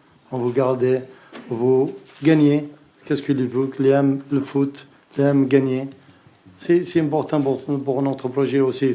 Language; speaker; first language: French; non-native, learner; Arabic